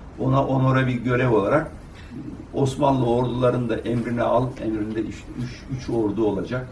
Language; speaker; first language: Turkish; native; Turkish